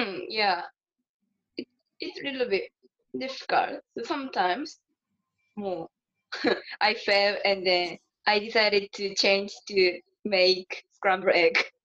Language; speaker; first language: English; non-native, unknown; Japanese